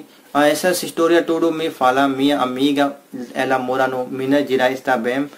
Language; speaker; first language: Portuguese; non-native, learner; Hindi